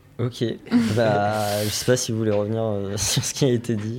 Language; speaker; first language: French; native; French